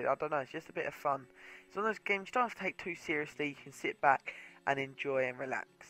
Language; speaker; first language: English; native; English